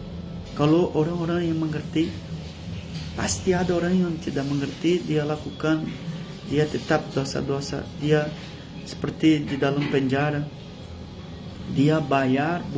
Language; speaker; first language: Indonesian; non-native, fluent; Portuguese